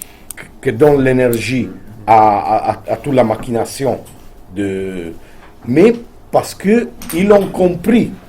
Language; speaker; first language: French; non-native, fluent; Italian